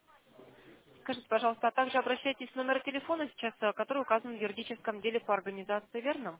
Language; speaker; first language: Russian; native; Russian